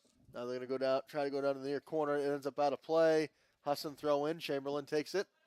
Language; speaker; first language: English; native; English